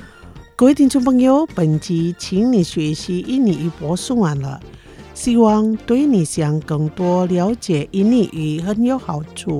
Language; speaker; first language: Chinese; non-native, fluent; Indonesian